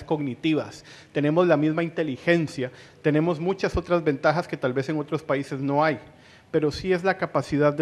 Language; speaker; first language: Spanish; native; Spanish